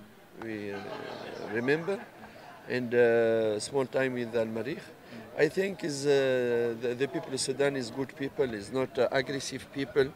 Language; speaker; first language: English; non-native, learner; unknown